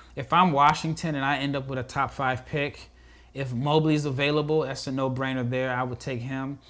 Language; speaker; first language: English; native; English